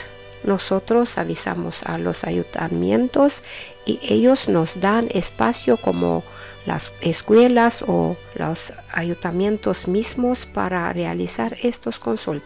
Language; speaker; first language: Spanish; non-native, learner; Romanian